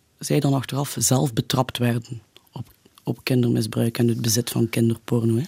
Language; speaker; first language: Dutch; native; Dutch